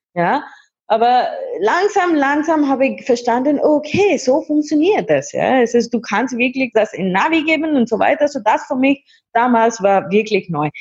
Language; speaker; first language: German; non-native, fluent; Hindi